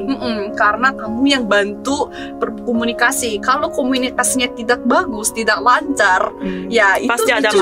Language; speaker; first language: Indonesian; non-native, fluent; Korean